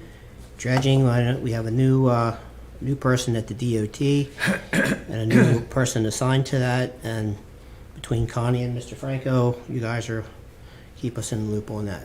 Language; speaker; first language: English; native; English